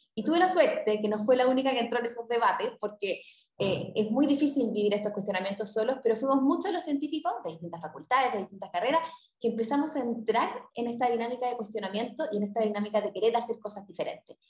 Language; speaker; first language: Spanish; native; Spanish